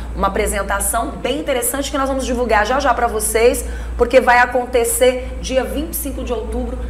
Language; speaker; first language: Portuguese; native; Portuguese